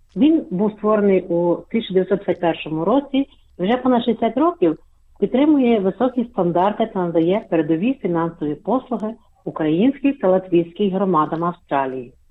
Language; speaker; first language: Ukrainian; early bilingual, heritage; Ukrainian